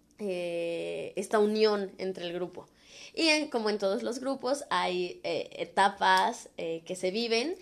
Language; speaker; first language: Spanish; native; Spanish